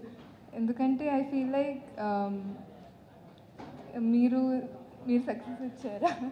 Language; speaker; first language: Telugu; non-native, fluent; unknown